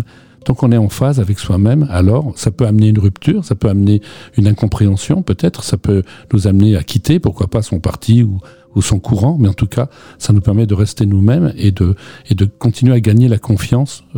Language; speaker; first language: French; native; French